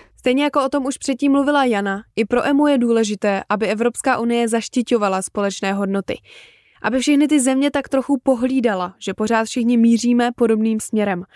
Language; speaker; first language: Czech; native; Czech